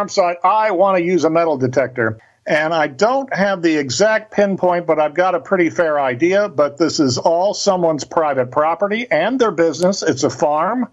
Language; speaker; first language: English; native; English